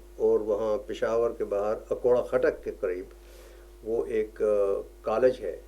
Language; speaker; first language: Urdu; non-native, local second language; Northern Hindko